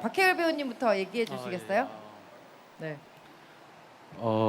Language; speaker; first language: Korean; native; Korean